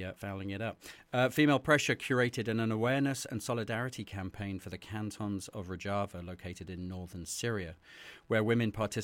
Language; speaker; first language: English; native; English